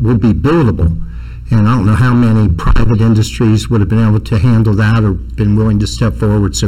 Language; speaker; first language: English; native; English